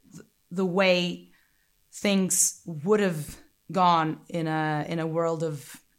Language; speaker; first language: English; non-native, fluent; Greek